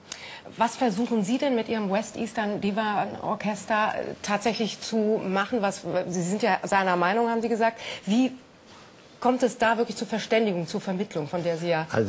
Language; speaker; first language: German; native; German